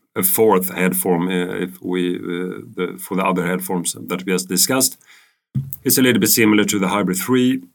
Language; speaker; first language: English; non-native, fluent; Swedish